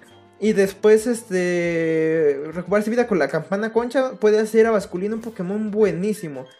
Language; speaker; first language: Spanish; native; Spanish